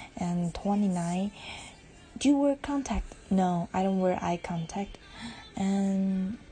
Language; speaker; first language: English; non-native, learner; Chinese